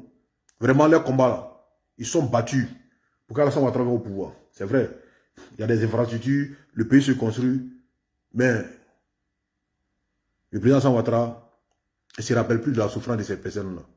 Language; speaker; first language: French; native; French